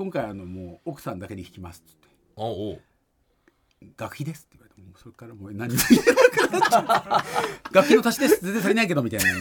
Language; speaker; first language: Japanese; native; Japanese